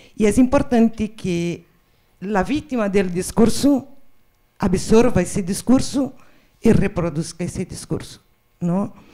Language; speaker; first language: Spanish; non-native, fluent; Portuguese